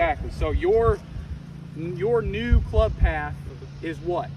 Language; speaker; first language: English; native; English